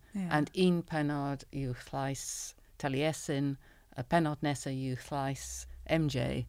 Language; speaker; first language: Welsh; non-native, learner; English